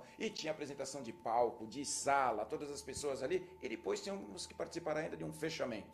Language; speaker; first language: Portuguese; native; Portuguese